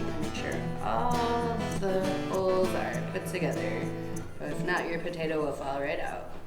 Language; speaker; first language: English; native; English